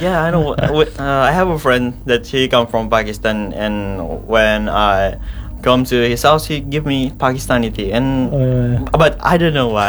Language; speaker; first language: English; non-native, fluent; Indonesian